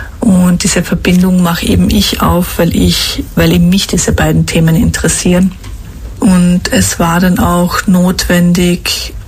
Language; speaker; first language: German; non-native, local second language; Slovenian